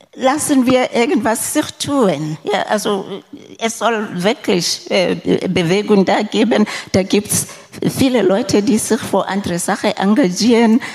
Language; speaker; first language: German; non-native, fluent; Southern Sotho